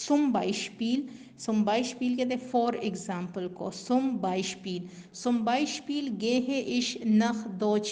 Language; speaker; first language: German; non-native, learner; Urdu